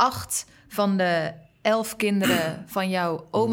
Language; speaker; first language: Dutch; non-native, learner; Uyghur